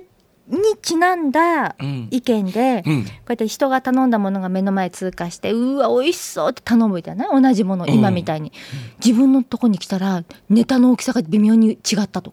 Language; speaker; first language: Japanese; native; Japanese